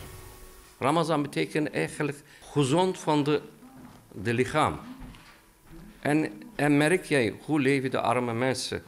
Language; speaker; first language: Dutch; non-native, learner; Turkish